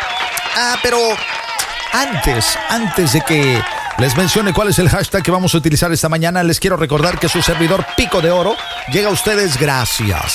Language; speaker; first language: Spanish; native; Spanish